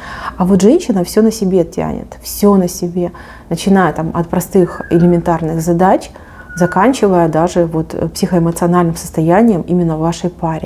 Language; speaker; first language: Russian; native; Russian